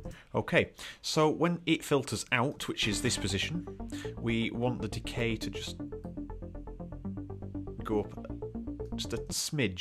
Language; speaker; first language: English; native; English